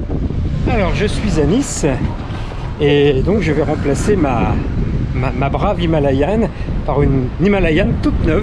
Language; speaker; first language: French; native; French